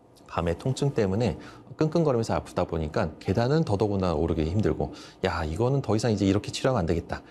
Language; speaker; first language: Korean; native; Korean